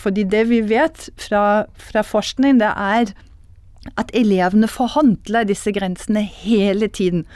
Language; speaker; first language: Norwegian; non-native, fluent; German